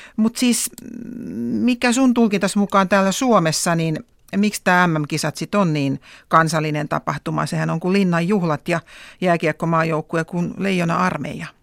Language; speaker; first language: Finnish; native; Finnish